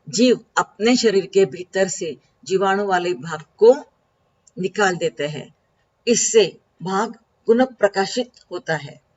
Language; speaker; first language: Hindi; non-native, local second language; Marathi